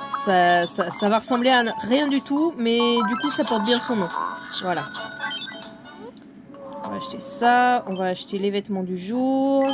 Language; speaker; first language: French; native; French